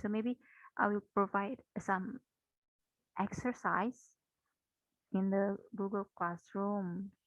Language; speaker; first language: English; non-native, fluent; Indonesian